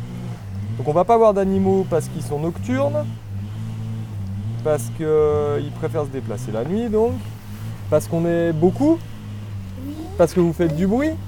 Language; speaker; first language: French; native; French